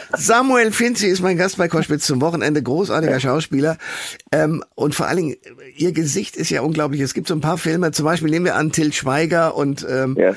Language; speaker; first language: German; native; German